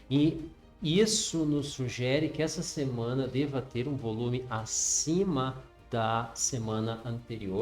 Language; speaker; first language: Portuguese; native; Portuguese